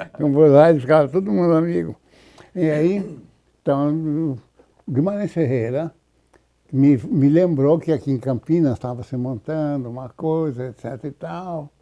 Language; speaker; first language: Portuguese; native; Portuguese